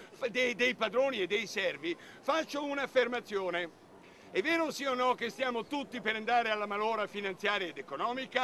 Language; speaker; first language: Italian; native; Italian